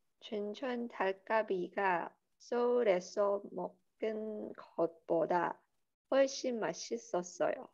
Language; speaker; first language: Korean; non-native, learner; Chinese